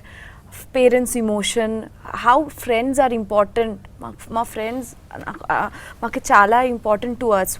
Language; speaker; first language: Telugu; non-native, learner; Bangla